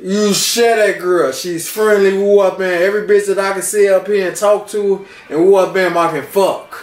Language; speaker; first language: English; native; English